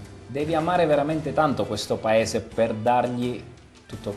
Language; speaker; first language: Italian; native; Italian